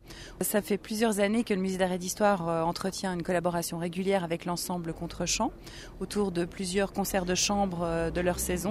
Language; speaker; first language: French; native; French